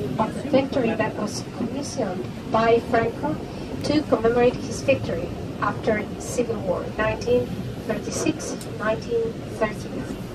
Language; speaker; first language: English; non-native, fluent; Spanish